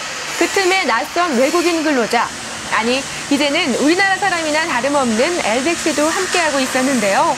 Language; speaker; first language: Korean; native; Korean